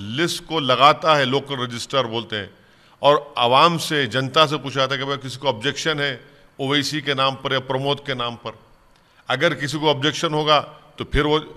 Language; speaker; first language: Urdu; native; Urdu